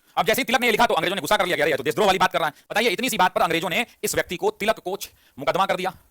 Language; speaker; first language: Hindi; native; Hindi